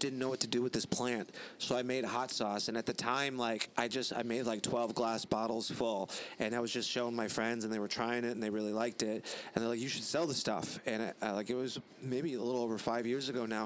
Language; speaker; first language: English; native; English